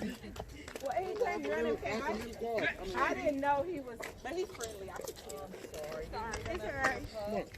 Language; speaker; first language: English; native; English